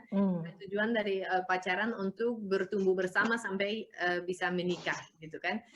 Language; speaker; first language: Indonesian; non-native, fluent; Dutch